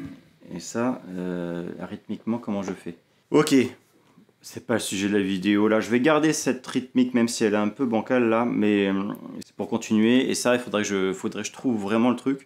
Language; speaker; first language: French; native; French